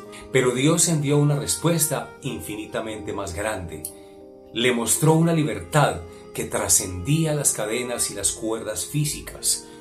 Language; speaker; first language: Spanish; native; Spanish